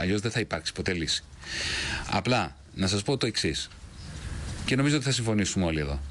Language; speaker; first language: Greek; native; Greek